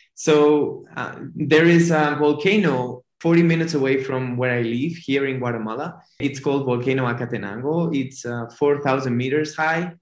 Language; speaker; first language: English; non-native, fluent; Spanish